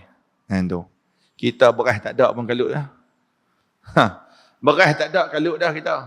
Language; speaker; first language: Malay; native; Malay